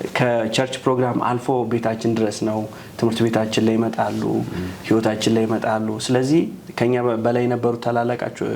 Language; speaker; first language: Amharic; native; Amharic